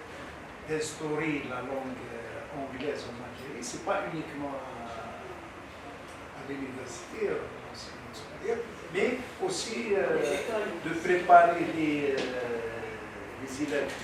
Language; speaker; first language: French; non-native, local second language; Arabic